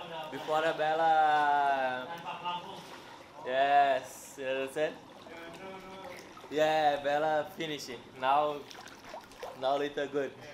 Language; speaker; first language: English; non-native, learner; Portuguese